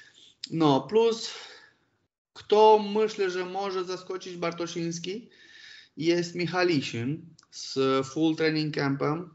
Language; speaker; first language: Polish; non-native, fluent; Romanian